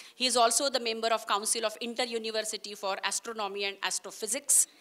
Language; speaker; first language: English; non-native, local second language; Marathi